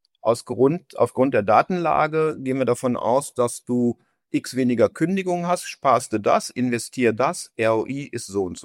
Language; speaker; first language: German; native; German